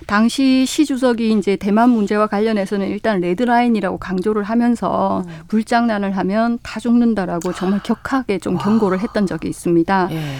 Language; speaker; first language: Korean; native; Korean